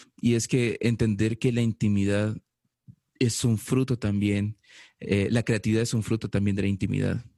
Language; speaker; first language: Spanish; native; Spanish